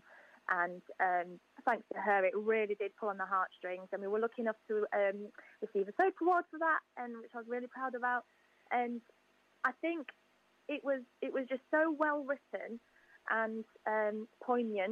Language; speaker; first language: English; native; English